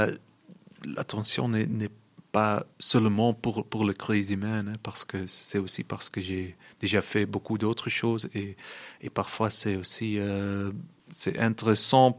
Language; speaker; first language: French; non-native, local second language; Dutch